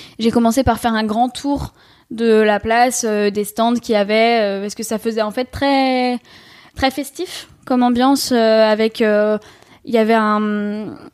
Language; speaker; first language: French; native; French